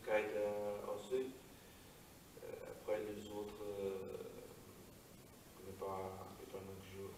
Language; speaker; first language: French; non-native, learner; Portuguese